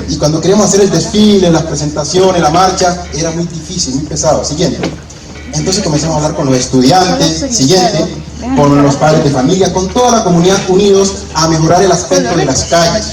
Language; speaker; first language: Spanish; native; Spanish